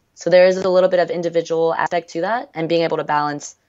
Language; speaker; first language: English; early bilingual, other home language; French